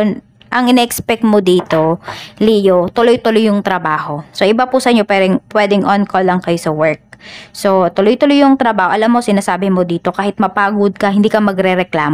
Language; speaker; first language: Filipino; native; Filipino